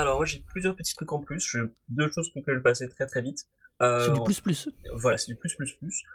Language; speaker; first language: French; native; French